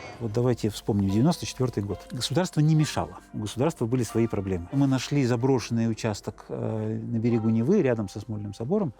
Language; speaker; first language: Russian; native; Russian